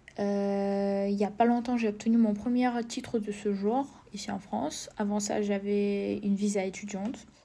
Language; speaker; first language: French; non-native, fluent; Russian